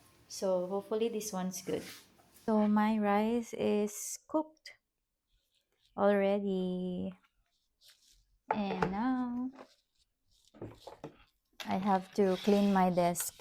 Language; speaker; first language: English; non-native, local second language; Filipino